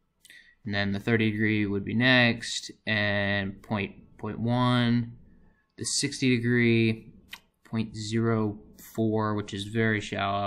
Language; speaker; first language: English; native; English